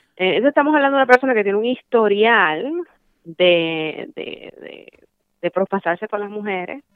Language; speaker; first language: Spanish; early bilingual, heritage; Spanish